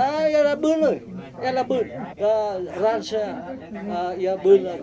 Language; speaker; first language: Russian; non-native, learner; Vietnamese